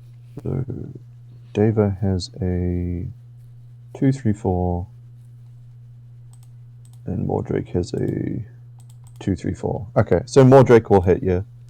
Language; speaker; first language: English; native; English